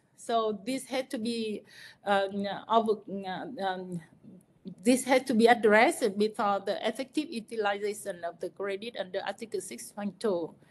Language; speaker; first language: English; non-native, fluent; Vietnamese